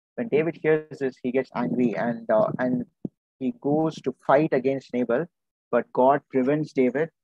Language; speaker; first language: English; non-native, local second language; Tamil